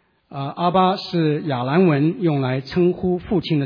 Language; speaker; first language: Chinese; native; Chinese